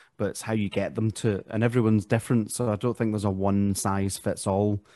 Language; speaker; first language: English; native; English